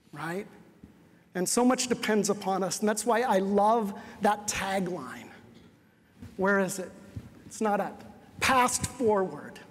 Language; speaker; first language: English; native; English